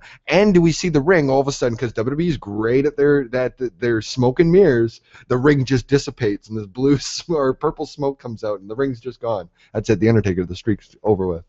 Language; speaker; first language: English; native; English